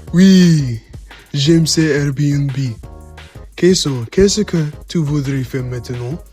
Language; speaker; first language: French; non-native, learner; English